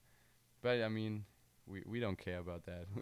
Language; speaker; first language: English; non-native, fluent; German